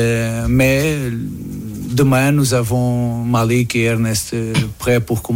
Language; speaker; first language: French; non-native, learner; Portuguese